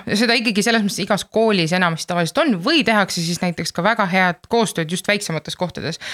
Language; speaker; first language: Estonian; native; Estonian